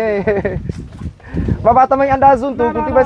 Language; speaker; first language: Portuguese; non-native, learner; Vietnamese